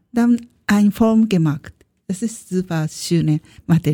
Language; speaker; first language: German; non-native, learner; Japanese